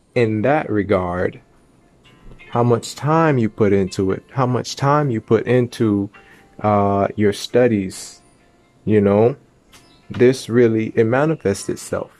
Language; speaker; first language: English; native; English